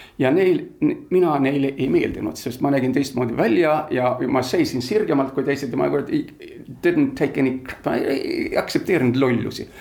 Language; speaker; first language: Estonian; early bilingual, heritage; Estonian